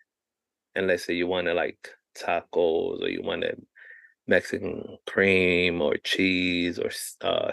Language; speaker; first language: English; native; English